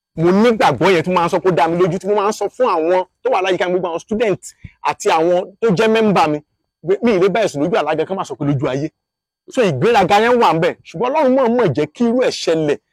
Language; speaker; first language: Yoruba; native; Yoruba